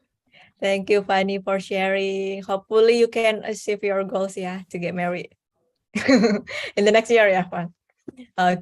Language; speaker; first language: English; non-native, fluent; Indonesian